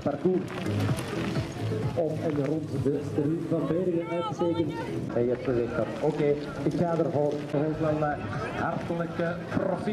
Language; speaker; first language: Dutch; native; Dutch